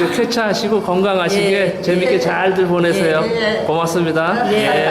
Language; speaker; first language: Korean; native; Korean